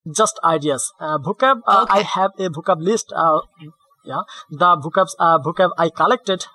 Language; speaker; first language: English; non-native, learner; Bangla